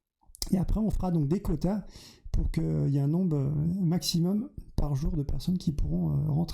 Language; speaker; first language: French; native; French